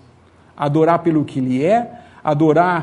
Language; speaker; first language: Portuguese; native; Portuguese